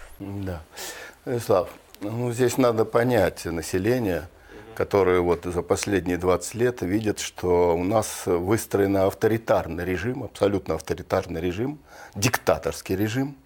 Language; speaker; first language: Russian; native; Russian